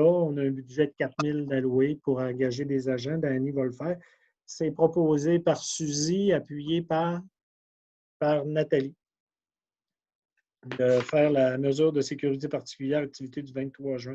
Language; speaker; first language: French; native; French